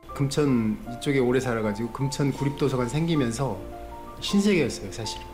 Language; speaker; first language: Korean; native; Korean